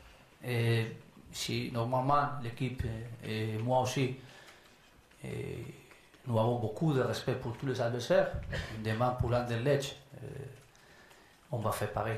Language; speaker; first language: French; non-native, learner; Spanish